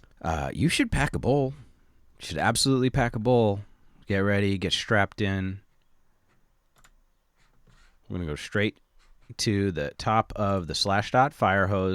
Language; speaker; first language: English; native; English